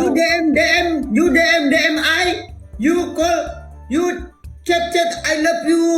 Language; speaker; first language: English; non-native, learner; Indonesian